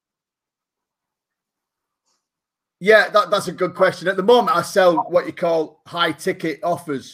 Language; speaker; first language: English; native; English